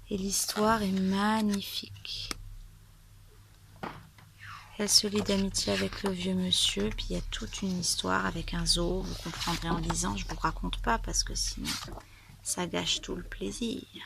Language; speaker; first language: French; native; French